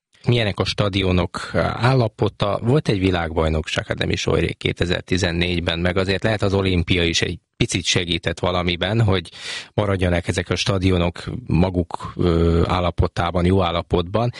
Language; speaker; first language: Hungarian; native; Hungarian